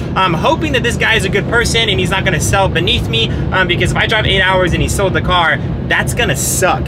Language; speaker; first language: English; native; English